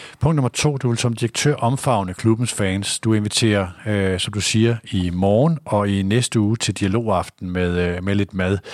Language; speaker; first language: Danish; native; Danish